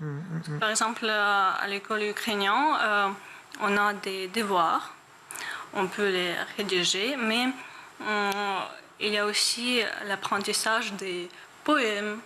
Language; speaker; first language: French; non-native, learner; Ukrainian